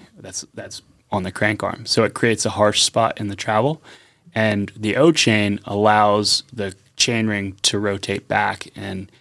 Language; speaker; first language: English; native; English